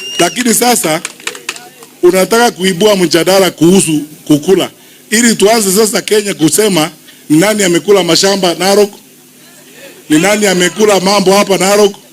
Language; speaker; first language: Swahili; non-native, local second language; Gusii